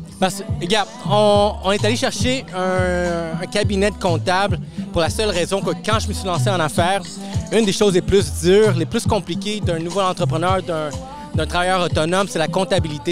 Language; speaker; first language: French; native; French